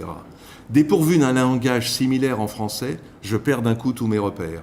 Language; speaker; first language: French; native; French